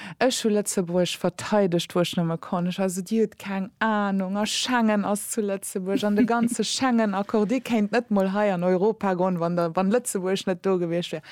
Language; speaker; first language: Luxembourgish; early bilingual, other home language; German